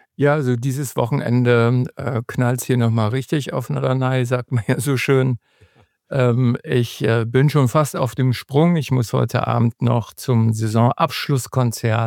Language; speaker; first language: German; native; German